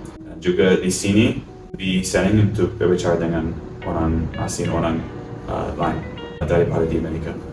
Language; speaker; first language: Indonesian; non-native, learner; English